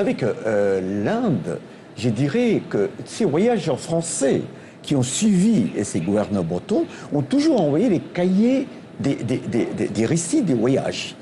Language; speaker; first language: French; non-native, local second language; Tamil